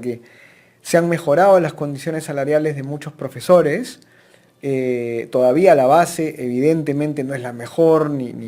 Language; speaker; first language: Spanish; native; Spanish